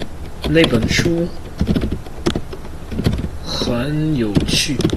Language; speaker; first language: Chinese; non-native, learner; English